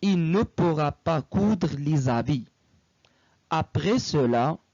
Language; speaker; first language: French; non-native, local second language; Arabic